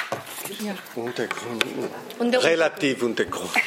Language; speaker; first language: German; non-native, learner; Spanish